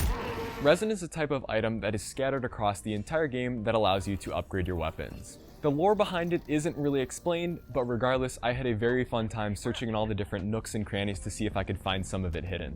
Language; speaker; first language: English; native; English